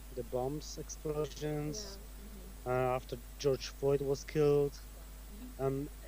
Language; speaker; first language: English; non-native, fluent; Italian